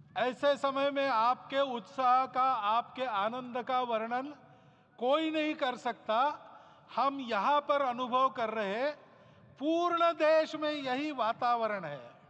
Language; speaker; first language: Hindi; non-native, local second language; Marathi